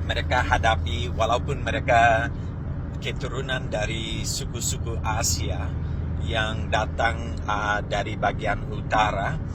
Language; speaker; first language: Indonesian; non-native, fluent; English